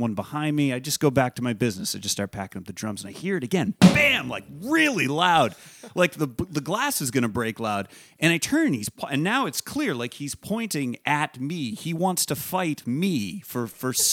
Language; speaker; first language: English; native; English